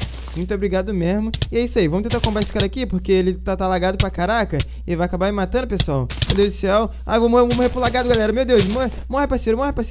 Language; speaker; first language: Portuguese; native; Portuguese